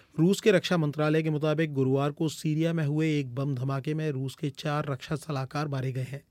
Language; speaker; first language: Hindi; native; Hindi